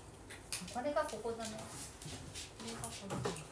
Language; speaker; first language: Japanese; native; Japanese